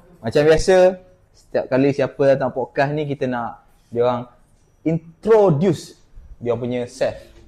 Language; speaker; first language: Malay; native; Malay